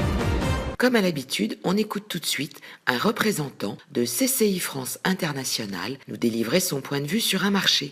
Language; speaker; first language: French; native; French